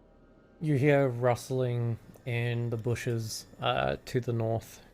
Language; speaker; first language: English; native; English